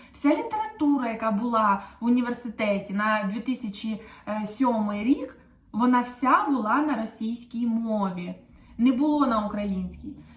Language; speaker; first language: Ukrainian; native; Ukrainian